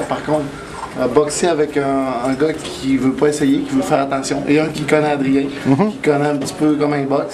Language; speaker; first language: French; native; French